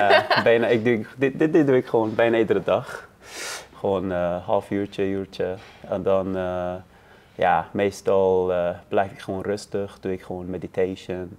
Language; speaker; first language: Dutch; non-native, learner; Persian